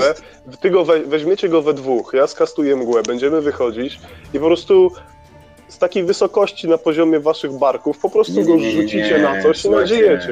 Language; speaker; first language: Polish; native; Polish